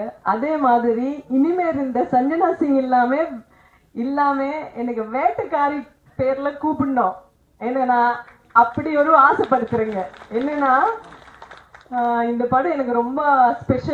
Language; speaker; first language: Tamil; non-native, fluent; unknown